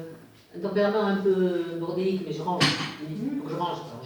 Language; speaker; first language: French; native; French